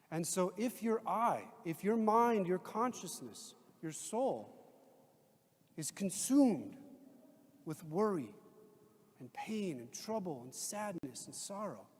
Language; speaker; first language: English; native; English